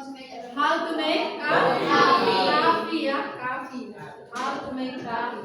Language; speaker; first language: English; non-native, learner; Indonesian